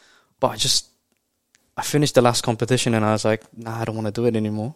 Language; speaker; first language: English; non-native, fluent; Japanese